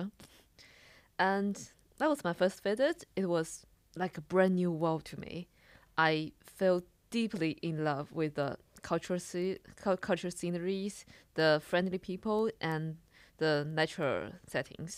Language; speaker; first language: English; non-native, fluent; Chinese